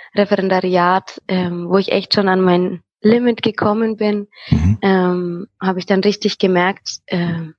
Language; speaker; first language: German; native; German